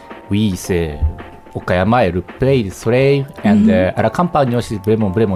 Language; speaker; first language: French; non-native, learner; Japanese